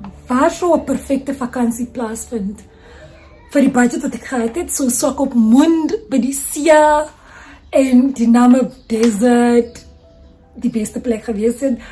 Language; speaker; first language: Afrikaans; non-native, learner; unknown